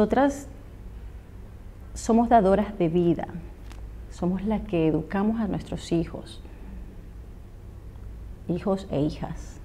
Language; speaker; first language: Spanish; native; Spanish